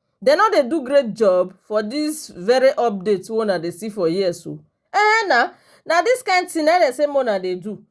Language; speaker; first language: Nigerian Pidgin; non-native, local second language; Igbo